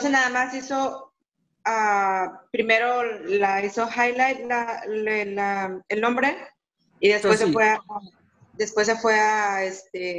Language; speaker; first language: Spanish; early bilingual, heritage; Spanish